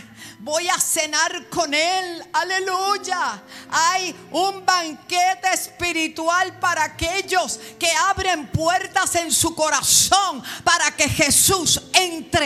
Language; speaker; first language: Spanish; native; Spanish